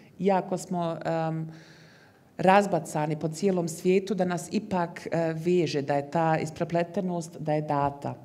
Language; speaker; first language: Bosnian; early bilingual, heritage; Bosnian